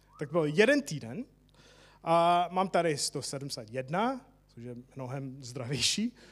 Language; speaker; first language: Czech; non-native, fluent; English